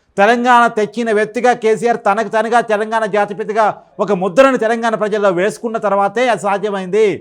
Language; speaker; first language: Telugu; native; Telugu